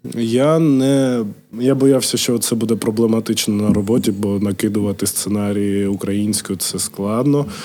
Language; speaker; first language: Ukrainian; non-native, local second language; Russian